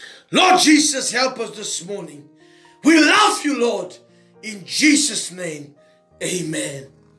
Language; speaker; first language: English; non-native, local second language; Afrikaans